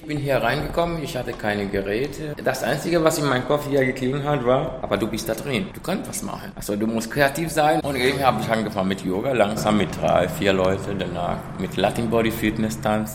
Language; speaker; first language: German; non-native, fluent; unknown